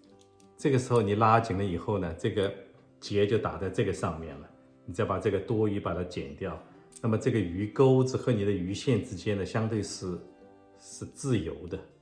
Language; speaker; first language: Chinese; native; Chinese